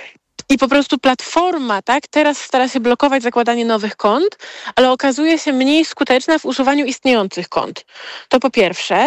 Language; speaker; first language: Polish; native; Polish